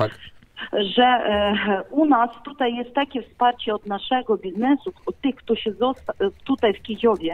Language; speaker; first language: Polish; non-native, fluent; Ukrainian